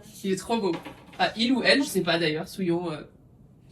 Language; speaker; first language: French; native; French